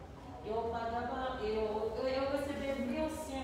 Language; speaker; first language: Portuguese; non-native, learner; Spanish